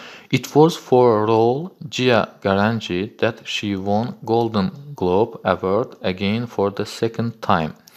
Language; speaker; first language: English; non-native, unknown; Azerbaijani